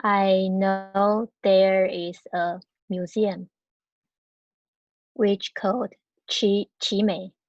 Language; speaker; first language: English; non-native, learner; Chinese